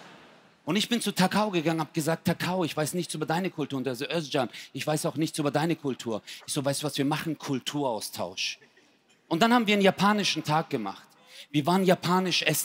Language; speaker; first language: German; early bilingual, other home language; Turkish